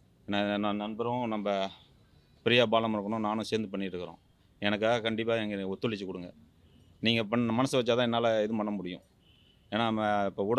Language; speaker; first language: Tamil; native; Tamil